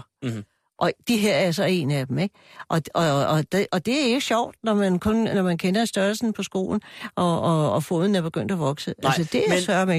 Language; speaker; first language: Danish; native; Danish